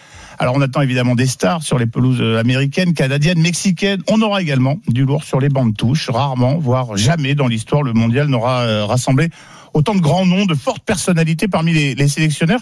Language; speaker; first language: French; native; French